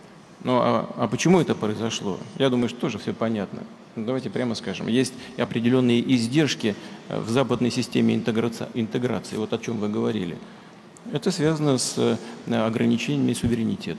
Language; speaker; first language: Russian; native; Russian